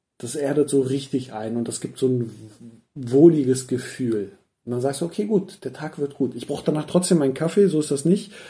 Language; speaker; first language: German; early bilingual, other home language; Persian